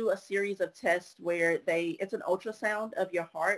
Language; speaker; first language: English; native; English